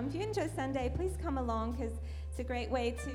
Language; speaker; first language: English; non-native, fluent; French